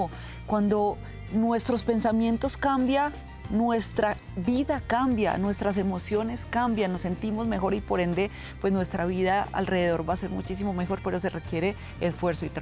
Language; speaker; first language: Spanish; native; Spanish